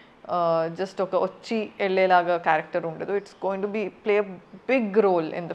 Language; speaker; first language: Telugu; non-native, fluent; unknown